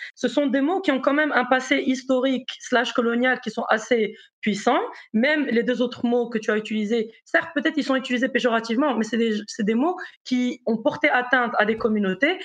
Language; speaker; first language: French; non-native, local second language; Arabic